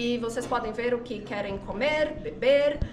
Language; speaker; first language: Spanish; non-native, learner; Portuguese